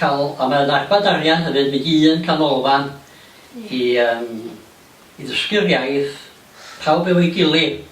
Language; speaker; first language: Welsh; native; Welsh